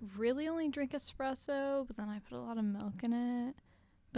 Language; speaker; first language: English; native; English